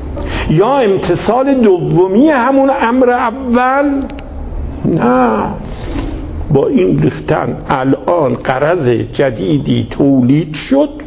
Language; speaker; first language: Persian; native; Persian